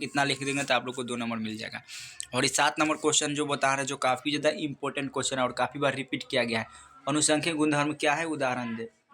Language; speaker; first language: Hindi; native; Hindi